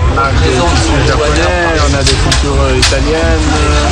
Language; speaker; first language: French; non-native, fluent; Portuguese